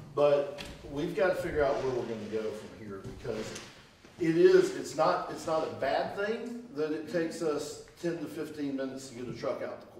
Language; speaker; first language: English; native; English